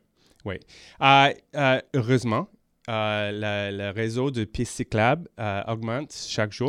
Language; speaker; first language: French; non-native, local second language; English